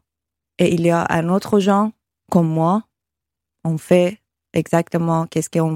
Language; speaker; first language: French; non-native, learner; Persian